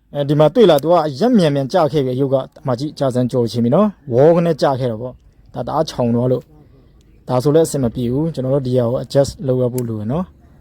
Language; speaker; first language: Burmese; native; Burmese